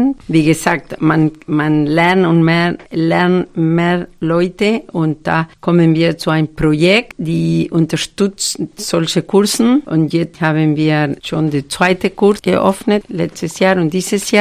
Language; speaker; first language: German; non-native, fluent; Spanish